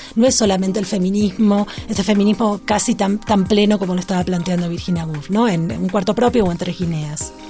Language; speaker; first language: Spanish; native; Spanish